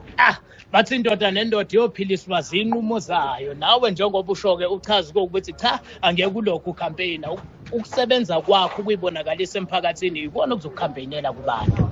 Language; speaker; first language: Zulu; native; Zulu